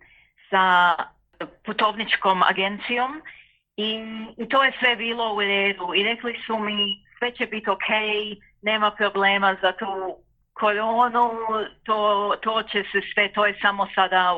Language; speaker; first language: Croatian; early bilingual, heritage; Croatian